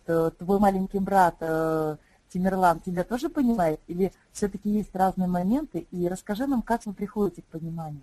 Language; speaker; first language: Russian; native; Russian